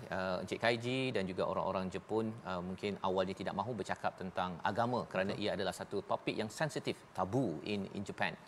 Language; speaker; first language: Malay; native; Malay